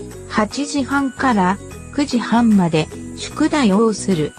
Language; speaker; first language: Japanese; non-native, learner; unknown